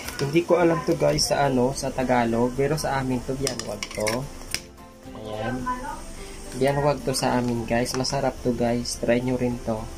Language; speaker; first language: Filipino; non-native, local second language; Cebuano